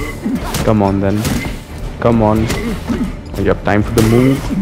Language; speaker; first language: English; native; English